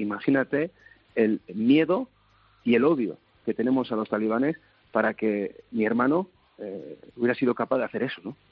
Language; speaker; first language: Spanish; native; Spanish